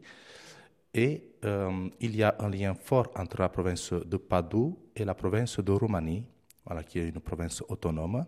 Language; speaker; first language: French; non-native, fluent; Romanian